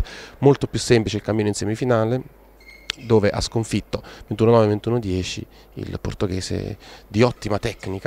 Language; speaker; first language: Italian; native; Italian